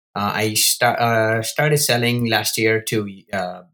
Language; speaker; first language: English; non-native, local second language; Gujarati